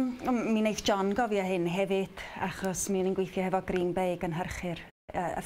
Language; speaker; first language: Welsh; native; Welsh